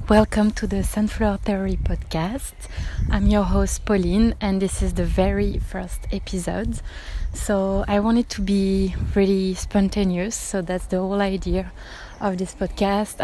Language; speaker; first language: English; non-native, fluent; French